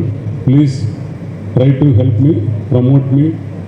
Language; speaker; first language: Tamil; non-native, learner; Telugu